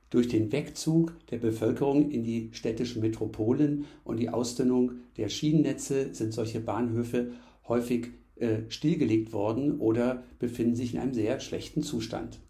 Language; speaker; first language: German; native; German